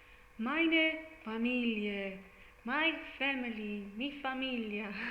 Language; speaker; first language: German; non-native, learner; English